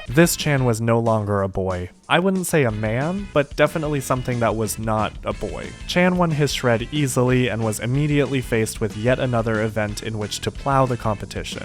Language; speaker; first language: English; native; English